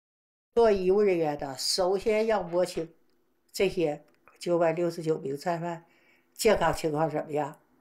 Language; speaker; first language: Chinese; native; Chinese